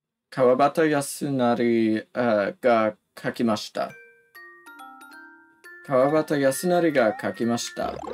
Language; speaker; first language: Japanese; non-native, learner; English